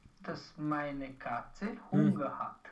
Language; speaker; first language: German; non-native, learner; Romanian